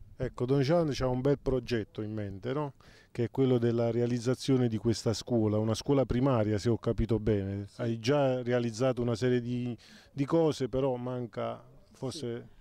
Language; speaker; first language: Italian; native; Italian